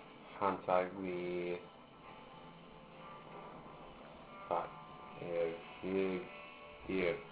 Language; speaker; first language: Icelandic; non-native, learner; English